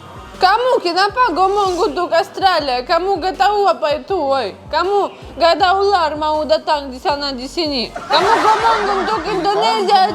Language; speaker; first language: Indonesian; non-native, learner; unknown